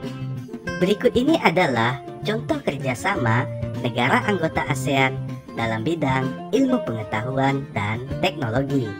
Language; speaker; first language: Indonesian; native; Indonesian